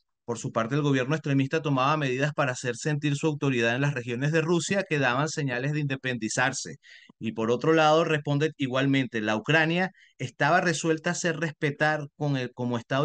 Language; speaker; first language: Spanish; native; Spanish